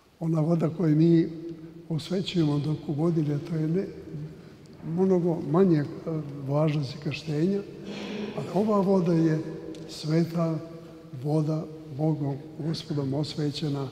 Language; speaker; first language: Serbian; native; Serbian